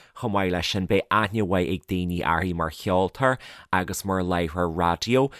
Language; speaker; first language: Irish; native; Irish